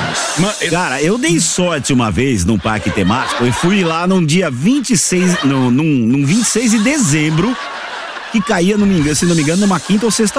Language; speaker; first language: Portuguese; native; Portuguese